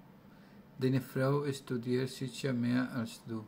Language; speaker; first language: German; non-native, learner; Spanish